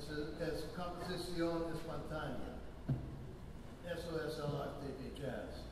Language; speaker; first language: Spanish; non-native, learner; English